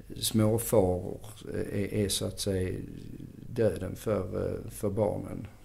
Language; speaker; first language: Swedish; native; Swedish